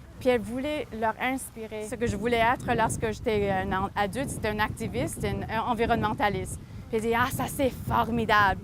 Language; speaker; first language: French; native; French